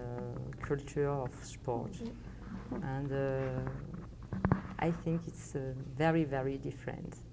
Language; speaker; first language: English; non-native, learner; French